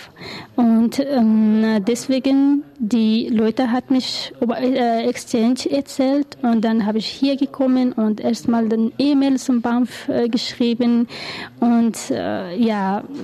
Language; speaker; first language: German; non-native, learner; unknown